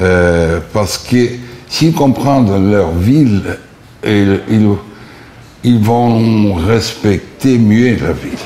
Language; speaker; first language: French; non-native, fluent; Portuguese